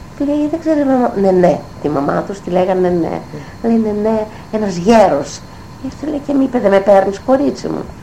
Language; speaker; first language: Greek; native; Greek